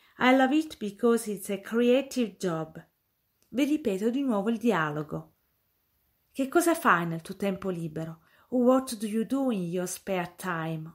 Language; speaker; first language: English; non-native, fluent; Italian